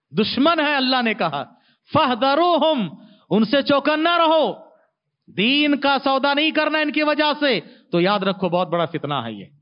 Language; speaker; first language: Urdu; native; Urdu